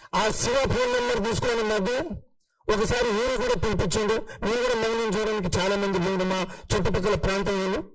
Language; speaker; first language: Telugu; non-native, local second language; Lambadi